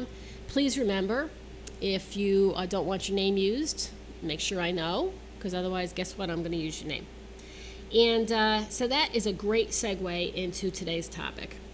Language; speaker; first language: English; native; English